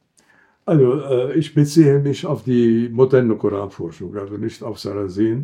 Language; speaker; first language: German; non-native, fluent; Arabic